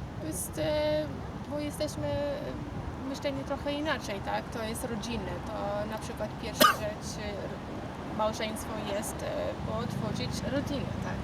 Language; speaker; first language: Polish; non-native, learner; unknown